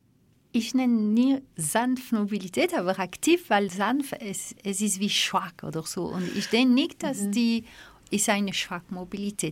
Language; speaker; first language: German; non-native, fluent; Dutch